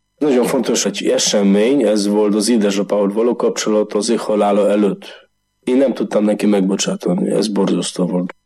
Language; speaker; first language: Hungarian; non-native, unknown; Polish